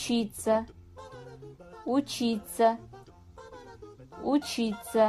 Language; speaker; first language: Russian; non-native, fluent; Kazakh